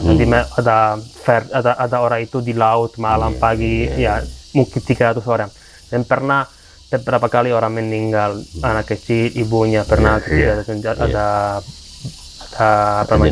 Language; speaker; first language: Indonesian; non-native, fluent; Italian